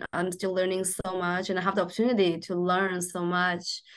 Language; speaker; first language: English; non-native, fluent; Chinese